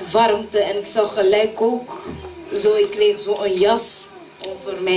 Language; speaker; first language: Dutch; early bilingual, other home language; French